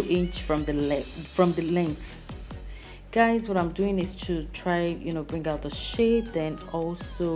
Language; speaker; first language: English; non-native, local second language; Yoruba